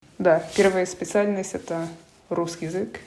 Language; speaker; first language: Russian; non-native, learner; English